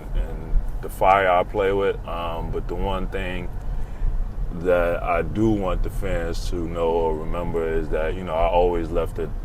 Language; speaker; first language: English; native; English